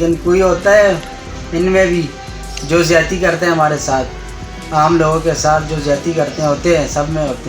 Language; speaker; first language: Hindi; non-native, local second language; Pashto